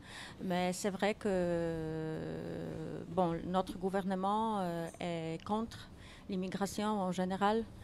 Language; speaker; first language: French; non-native, fluent; Polish